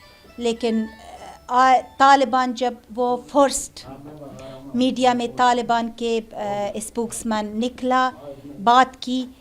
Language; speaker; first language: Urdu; non-native, fluent; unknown